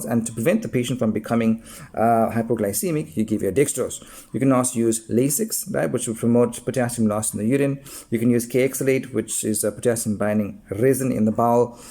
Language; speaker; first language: English; native; English